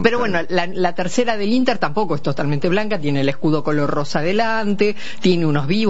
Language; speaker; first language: Spanish; native; Spanish